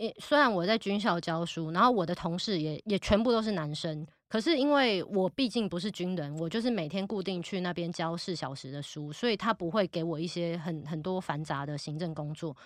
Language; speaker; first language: Chinese; native; Chinese